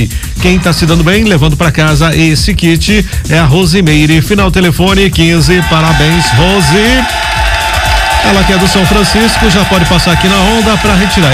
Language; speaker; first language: Portuguese; native; Portuguese